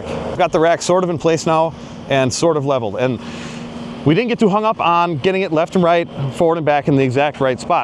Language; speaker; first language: English; native; English